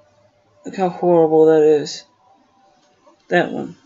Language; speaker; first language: English; native; English